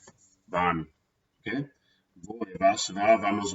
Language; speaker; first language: Spanish; non-native, fluent; English